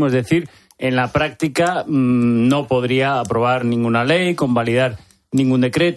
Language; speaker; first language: Spanish; native; Spanish